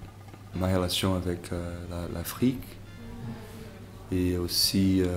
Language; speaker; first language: French; non-native, fluent; Portuguese